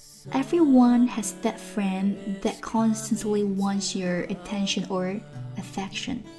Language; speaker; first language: English; non-native, fluent; Chinese